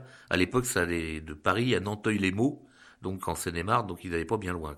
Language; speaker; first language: French; native; French